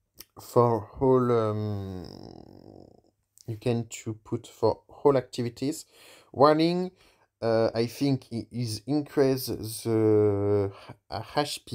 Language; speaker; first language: English; non-native, learner; French